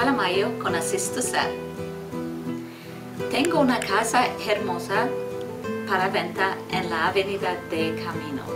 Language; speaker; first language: Spanish; non-native, learner; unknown